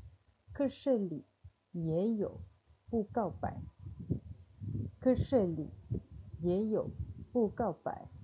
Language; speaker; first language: Chinese; non-native, fluent; Malay